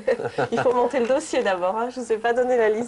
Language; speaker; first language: French; native; French